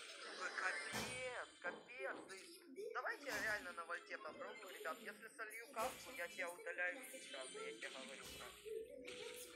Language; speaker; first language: Russian; native; Russian